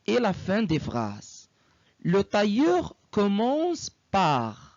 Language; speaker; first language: French; non-native, local second language; Arabic